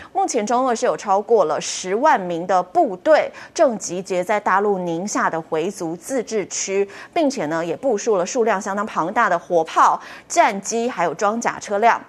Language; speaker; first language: Chinese; native; Chinese